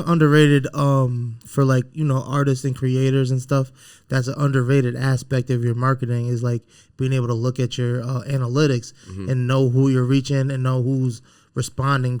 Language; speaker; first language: English; native; English